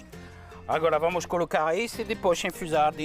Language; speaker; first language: Portuguese; non-native, learner; French